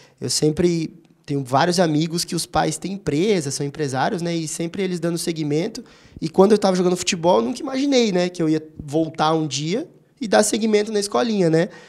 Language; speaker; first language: Portuguese; native; Portuguese